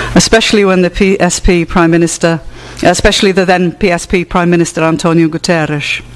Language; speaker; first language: English; native; English